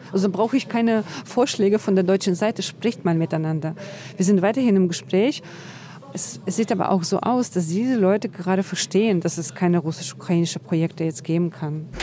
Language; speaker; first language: German; non-native, fluent; Ukrainian